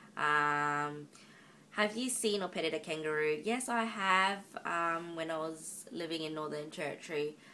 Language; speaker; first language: English; native; English